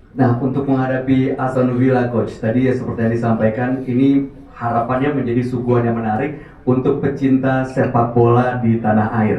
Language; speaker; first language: Indonesian; native; Indonesian